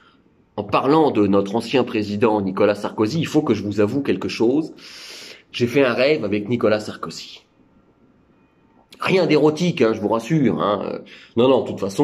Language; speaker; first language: French; native; French